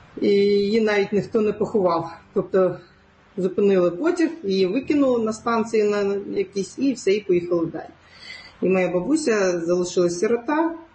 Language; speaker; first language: Ukrainian; non-native, local second language; Crimean Tatar